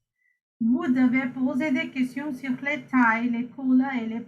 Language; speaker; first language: French; non-native, fluent; Sinhala